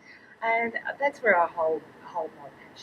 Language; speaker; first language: English; native; English